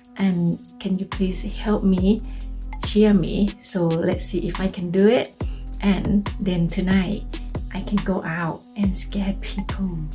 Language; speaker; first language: English; non-native, learner; Thai